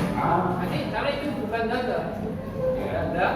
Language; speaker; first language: Indonesian; non-native, learner; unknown